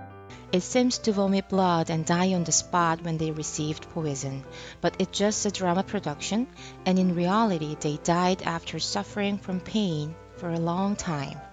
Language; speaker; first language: English; non-native, fluent; Korean